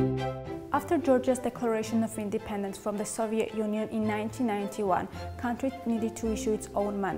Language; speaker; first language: English; non-native, learner; Georgian